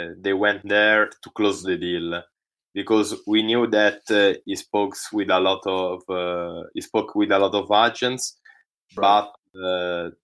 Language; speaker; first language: English; non-native, learner; Italian